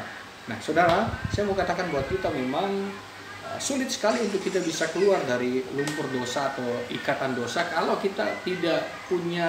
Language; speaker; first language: Indonesian; native; Indonesian